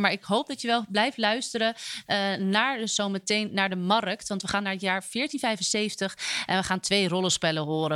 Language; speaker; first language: Dutch; native; Dutch